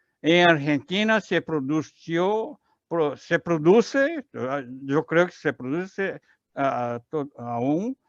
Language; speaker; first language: Spanish; non-native, learner; Portuguese